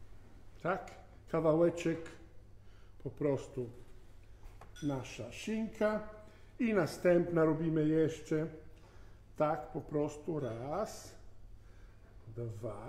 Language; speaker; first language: Polish; non-native, fluent; Italian